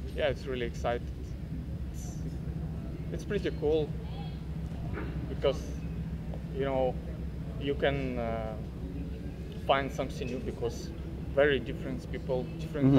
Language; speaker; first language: English; non-native, learner; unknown